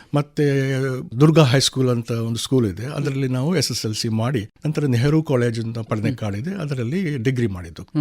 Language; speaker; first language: Kannada; non-native, local second language; Konkani